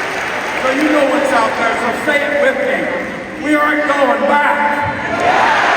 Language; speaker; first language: English; native; English